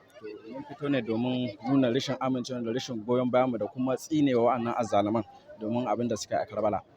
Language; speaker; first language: Hausa; native; Hausa